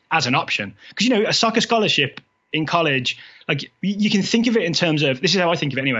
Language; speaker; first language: English; native; English